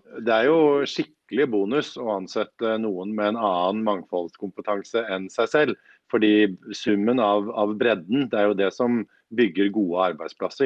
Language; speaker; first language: Norwegian; native; Norwegian